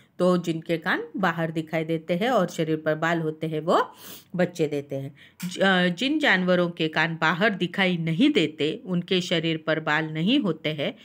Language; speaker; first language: Hindi; non-native, local second language; Marathi